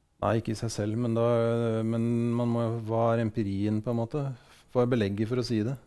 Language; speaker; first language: Norwegian; native; Norwegian